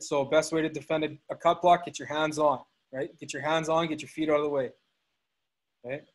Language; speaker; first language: English; native; English